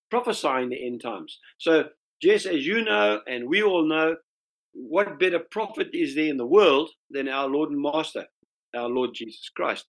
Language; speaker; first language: English; native; English